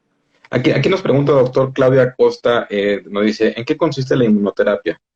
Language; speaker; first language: Spanish; native; Spanish